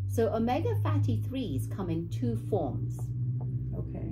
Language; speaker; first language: English; native; English